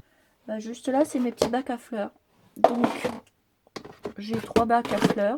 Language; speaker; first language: French; native; French